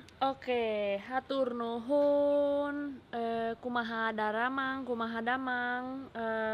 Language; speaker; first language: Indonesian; non-native, learner; Spanish